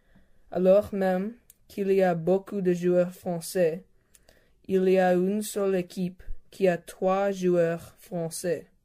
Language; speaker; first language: French; non-native, learner; English